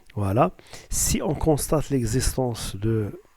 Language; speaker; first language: French; non-native, local second language; Arabic